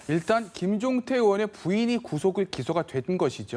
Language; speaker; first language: Korean; native; Korean